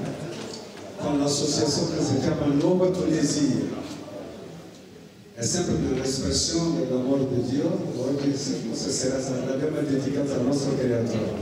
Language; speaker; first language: Italian; non-native, fluent; French